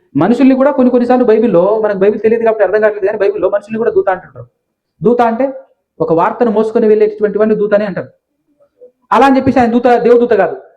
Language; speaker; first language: Telugu; non-native, local second language; Lambadi